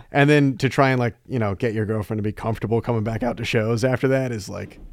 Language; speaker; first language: English; native; English